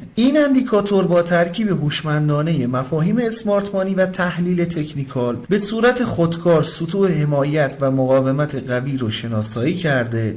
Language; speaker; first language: Persian; native; Persian